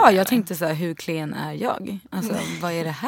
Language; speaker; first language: Swedish; native; Swedish